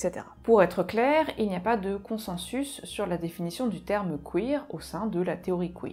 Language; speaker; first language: French; native; French